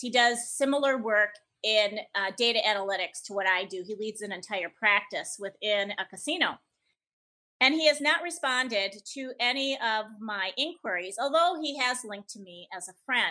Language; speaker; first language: English; native; English